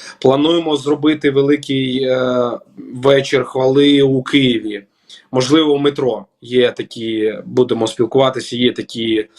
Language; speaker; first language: Ukrainian; non-native, local second language; Russian